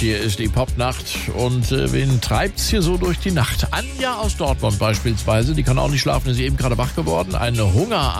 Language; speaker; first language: German; native; German